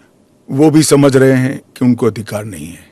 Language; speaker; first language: Hindi; non-native, local second language; Gujarati